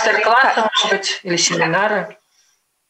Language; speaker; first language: Russian; native; Russian